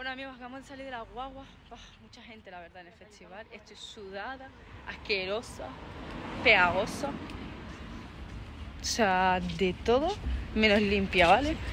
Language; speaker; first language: Spanish; native; Spanish